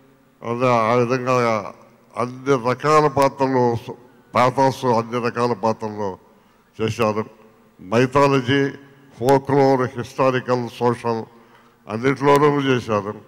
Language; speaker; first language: Telugu; native; Telugu